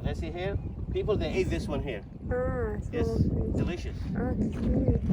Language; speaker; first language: English; non-native, fluent; Arabic